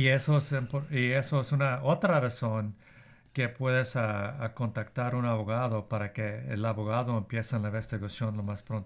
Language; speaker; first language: Spanish; early bilingual, heritage; Spanish